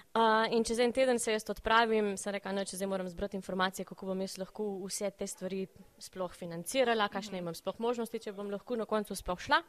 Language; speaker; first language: Slovenian; native; Slovenian